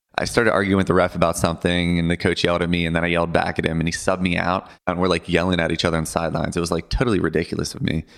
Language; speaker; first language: English; native; English